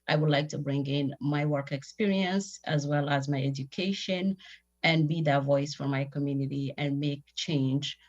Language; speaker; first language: English; non-native, fluent; Somali